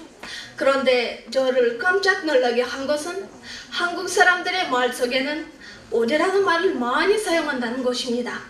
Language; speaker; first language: Korean; non-native, learner; Kyrgyz